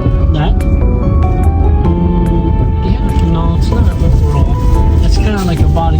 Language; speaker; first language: English; early bilingual, other home language; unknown